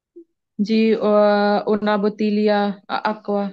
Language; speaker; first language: Italian; non-native, learner; Punjabi